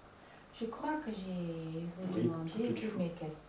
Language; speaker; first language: French; non-native, fluent; Dutch